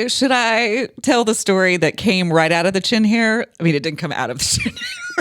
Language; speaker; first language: English; native; English